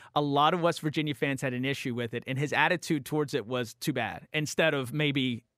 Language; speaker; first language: English; native; English